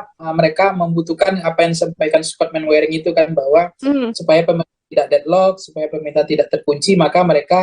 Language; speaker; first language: Indonesian; native; Indonesian